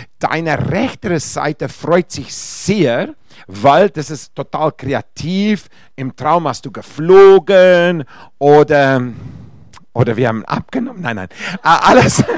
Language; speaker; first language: German; non-native, fluent; Afrikaans